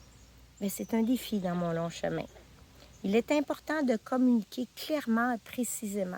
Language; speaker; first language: French; native; French